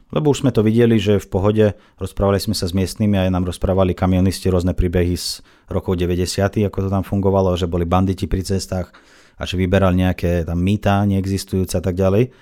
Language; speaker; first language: Slovak; non-native, fluent; Russian